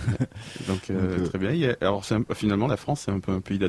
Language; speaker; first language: French; native; French